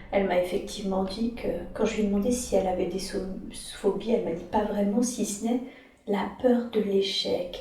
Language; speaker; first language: French; native; French